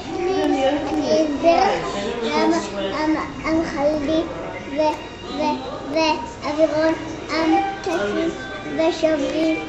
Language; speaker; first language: Hebrew; early bilingual, heritage; Hebrew